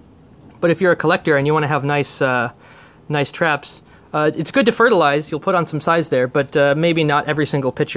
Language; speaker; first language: English; native; English